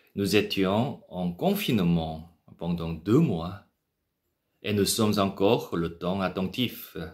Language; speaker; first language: French; non-native, learner; Korean